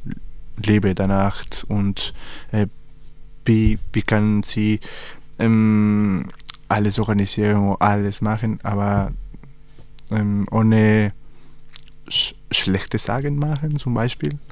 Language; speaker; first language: German; non-native, learner; Spanish